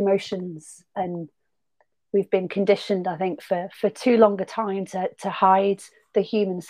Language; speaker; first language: English; native; English